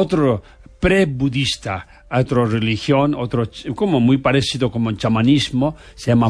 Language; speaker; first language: Spanish; non-native, fluent; Tibetan